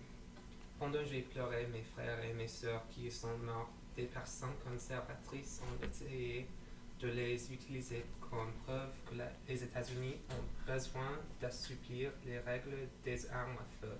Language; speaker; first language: French; non-native, fluent; English